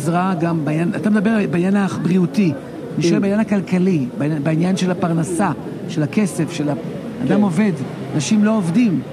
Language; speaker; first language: Hebrew; native; Hebrew